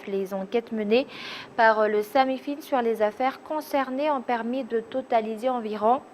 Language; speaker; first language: French; non-native, local second language; Malagasy